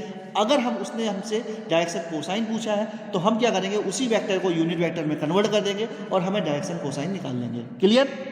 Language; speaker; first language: Hindi; native; Hindi